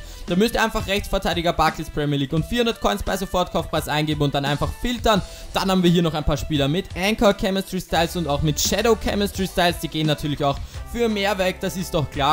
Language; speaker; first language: German; native; German